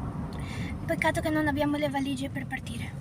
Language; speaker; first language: Italian; early bilingual, other home language; Filipino